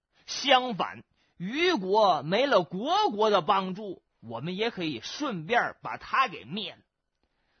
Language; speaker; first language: Chinese; native; Chinese